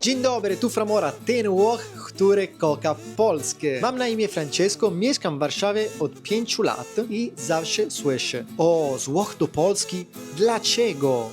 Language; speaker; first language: Polish; non-native, learner; Italian